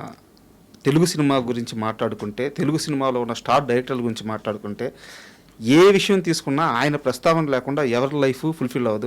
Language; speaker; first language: Telugu; native; Telugu